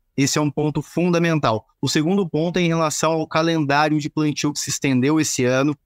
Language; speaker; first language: Portuguese; native; Portuguese